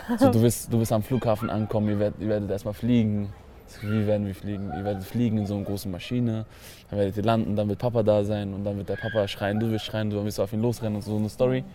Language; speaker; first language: German; early bilingual, other home language; Kurdish